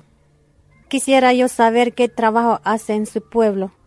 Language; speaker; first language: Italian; non-native, learner; Spanish